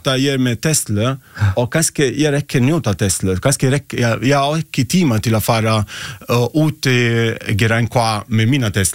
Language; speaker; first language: Icelandic; non-native, learner; Italian